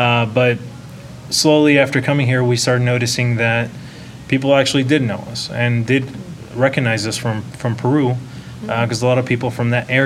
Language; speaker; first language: English; non-native, fluent; Spanish